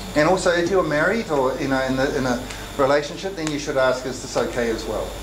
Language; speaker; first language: English; native; English